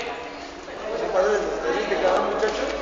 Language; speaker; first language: Spanish; native; Spanish